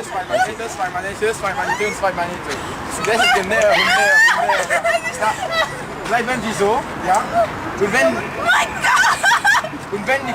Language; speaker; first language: German; non-native, learner; French